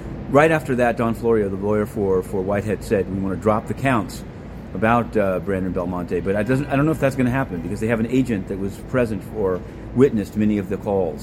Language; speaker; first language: English; native; English